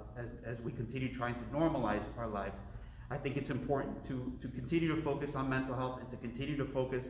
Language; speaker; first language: English; early bilingual, other home language; Spanish